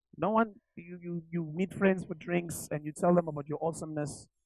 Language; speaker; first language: English; non-native, local second language; Zulu